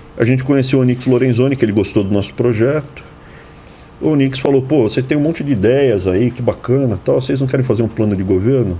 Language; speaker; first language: Portuguese; native; Portuguese